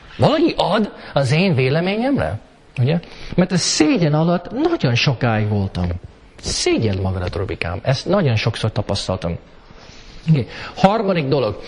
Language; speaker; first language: Hungarian; early bilingual, heritage; Hungarian